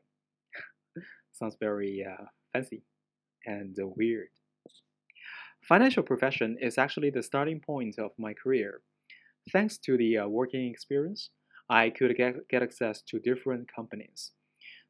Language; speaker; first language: English; non-native, fluent; Chinese